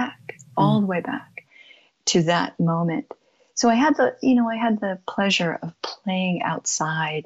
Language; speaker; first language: English; native; English